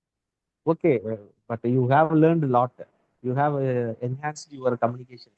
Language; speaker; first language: English; non-native, learner; Tamil